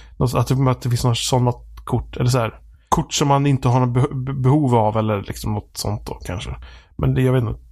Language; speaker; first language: Swedish; native; Swedish